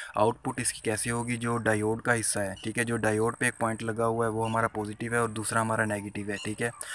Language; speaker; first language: Urdu; non-native, local second language; Punjabi